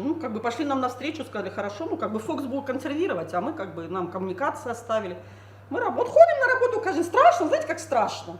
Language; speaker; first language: Russian; native; Russian